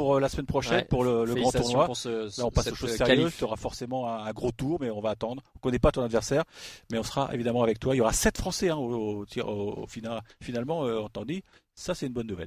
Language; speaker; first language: French; native; French